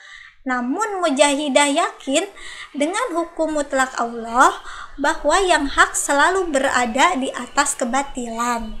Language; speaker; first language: Indonesian; native; Indonesian